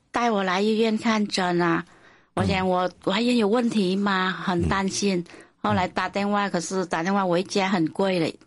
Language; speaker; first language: Chinese; non-native, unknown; Vietnamese